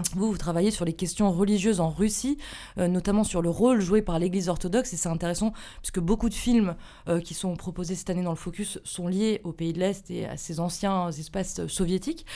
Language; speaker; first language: French; native; French